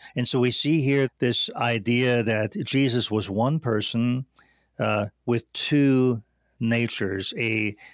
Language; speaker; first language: English; non-native, fluent; German